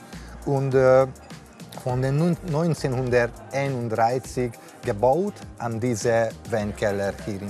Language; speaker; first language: German; non-native, learner; Hungarian